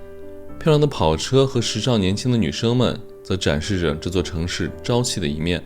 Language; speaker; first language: Chinese; native; Chinese